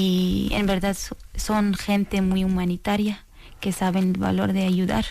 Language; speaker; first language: Spanish; non-native, learner; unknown